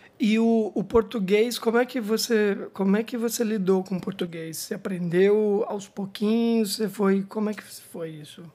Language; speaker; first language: Portuguese; native; Portuguese